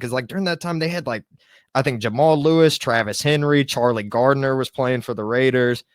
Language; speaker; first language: English; native; English